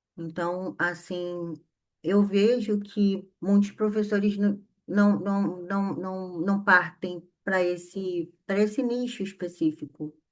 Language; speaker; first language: Portuguese; native; Portuguese